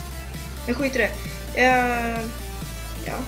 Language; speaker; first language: Swedish; early bilingual, other home language; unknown